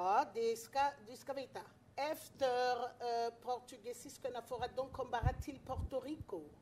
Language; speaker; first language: Swedish; non-native, fluent; French